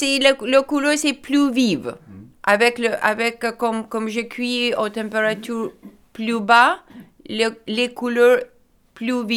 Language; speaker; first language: French; non-native, learner; Lithuanian